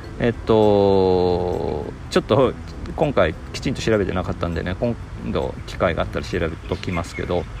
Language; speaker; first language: Japanese; native; Japanese